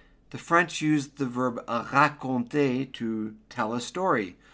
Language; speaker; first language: English; native; English